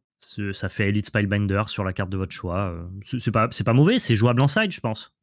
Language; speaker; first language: French; native; French